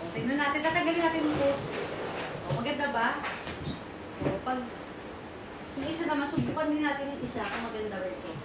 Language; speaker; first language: Filipino; native; Filipino